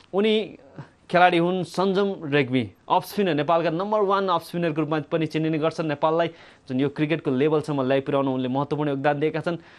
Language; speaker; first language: Nepali; native; Nepali